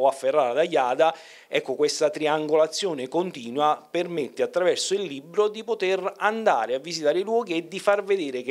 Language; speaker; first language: Italian; native; Italian